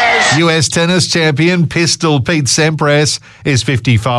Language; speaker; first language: English; native; English